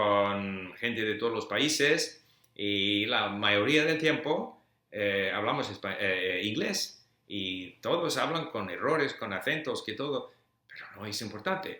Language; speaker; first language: Spanish; non-native, fluent; English